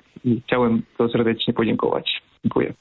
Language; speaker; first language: Polish; non-native, fluent; Spanish